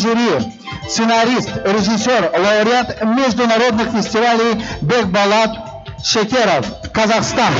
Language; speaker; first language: Russian; native; Russian